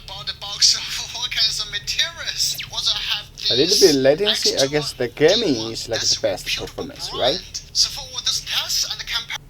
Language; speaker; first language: English; non-native, local second language; Chinese